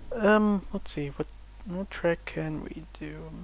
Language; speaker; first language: English; native; English